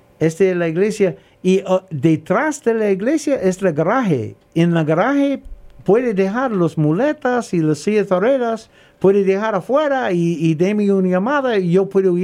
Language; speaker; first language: Spanish; non-native, learner; English